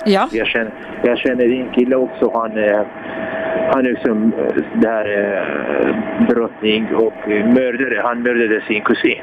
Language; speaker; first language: Swedish; non-native, fluent; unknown